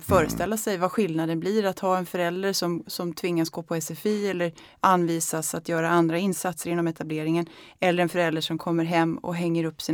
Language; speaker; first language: Swedish; native; Swedish